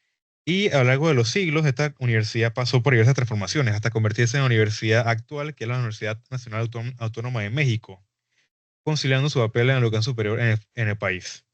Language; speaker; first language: Spanish; native; Spanish